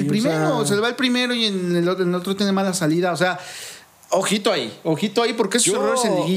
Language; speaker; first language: Spanish; native; Spanish